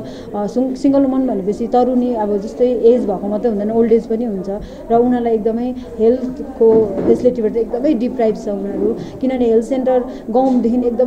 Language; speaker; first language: Hindi; non-native, local second language; Nepali